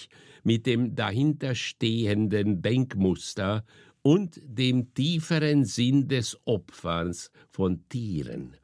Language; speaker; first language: German; native; German